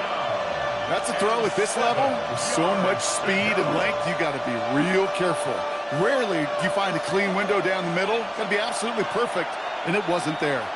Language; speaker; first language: English; native; English